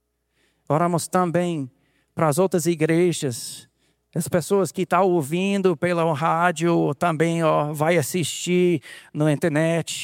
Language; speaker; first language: Portuguese; non-native, fluent; English